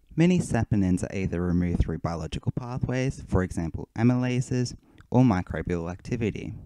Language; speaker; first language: English; native; English